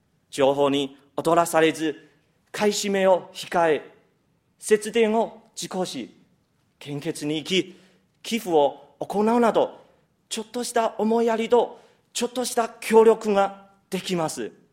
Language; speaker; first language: Japanese; non-native, fluent; Chinese